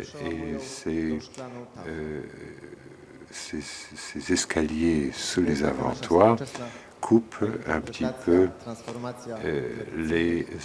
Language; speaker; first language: French; non-native, fluent; Polish